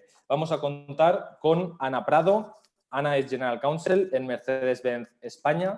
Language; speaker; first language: Spanish; native; Spanish